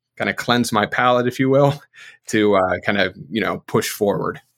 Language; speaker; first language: English; native; English